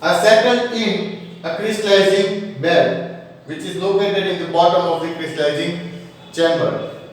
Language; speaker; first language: English; non-native, local second language; Gujarati